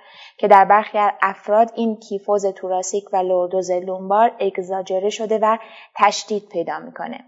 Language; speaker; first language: Persian; native; Persian